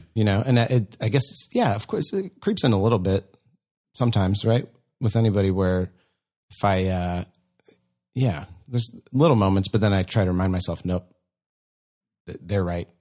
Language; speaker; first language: English; native; English